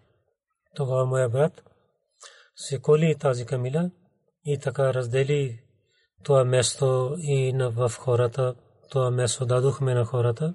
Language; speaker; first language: Bulgarian; non-native, learner; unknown